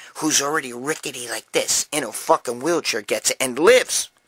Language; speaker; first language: English; native; English